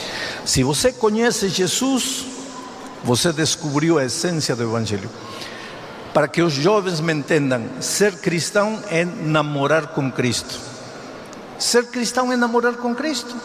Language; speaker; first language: Portuguese; non-native, fluent; Spanish